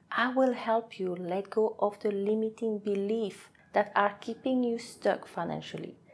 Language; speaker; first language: English; non-native, fluent; French